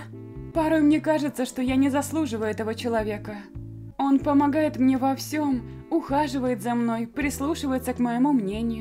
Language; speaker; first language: Russian; native; Russian